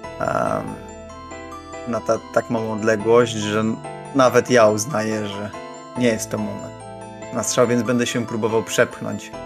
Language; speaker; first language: Polish; native; Polish